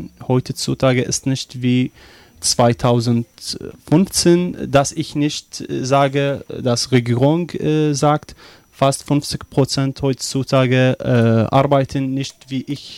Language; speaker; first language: German; non-native, learner; Arabic